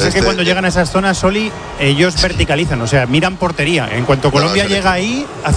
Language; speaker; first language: Spanish; native; Spanish